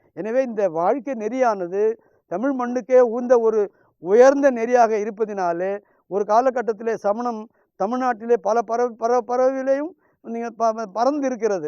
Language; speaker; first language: Tamil; non-native, local second language; Hindi